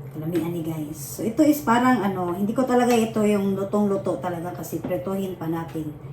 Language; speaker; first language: Filipino; non-native, local second language; Hiligaynon